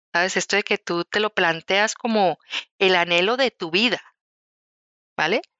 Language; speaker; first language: Spanish; native; Spanish